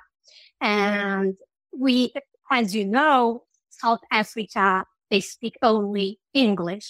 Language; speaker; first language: English; non-native, fluent; Arabic